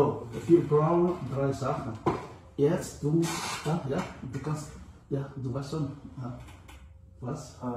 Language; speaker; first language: German; non-native, learner; Malagasy